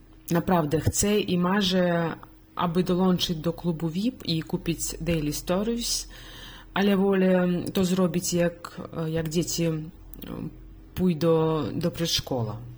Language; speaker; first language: Polish; non-native, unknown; Belarusian